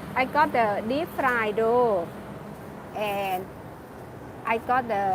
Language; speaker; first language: English; non-native, learner; Thai